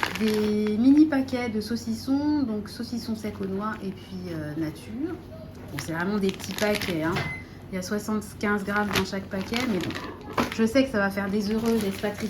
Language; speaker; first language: French; native; French